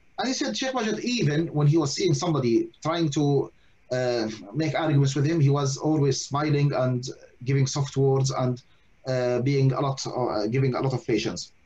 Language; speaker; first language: English; non-native, fluent; Arabic